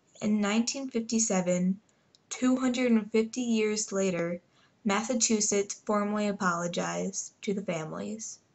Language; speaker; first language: English; native; English